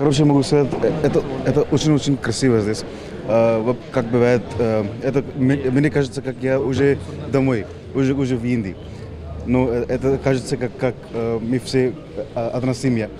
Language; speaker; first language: Russian; non-native, learner; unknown